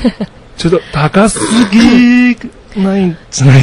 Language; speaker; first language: Japanese; non-native, learner; Chinese